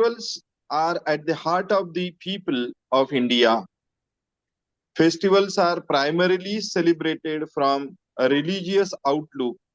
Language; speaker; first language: English; non-native, local second language; Marathi